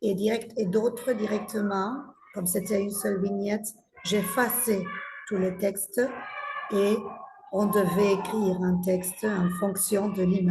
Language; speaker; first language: French; non-native, fluent; Spanish